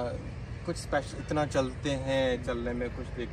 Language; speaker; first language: Hindi; native; Hindi